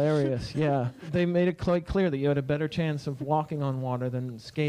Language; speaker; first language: English; native; English